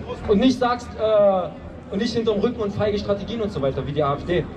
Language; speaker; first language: German; native; German